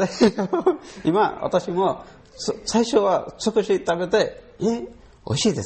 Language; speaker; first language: Japanese; non-native, learner; Bangla